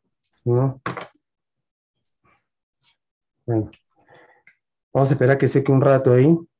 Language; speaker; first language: Spanish; native; Spanish